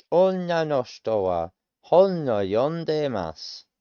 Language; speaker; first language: Japanese; non-native, learner; English